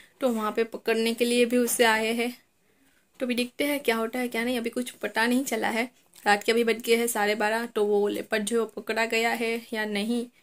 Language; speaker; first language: Hindi; non-native, local second language; Gujarati